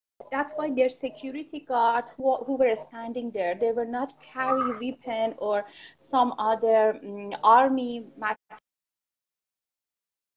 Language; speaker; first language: English; non-native, fluent; Persian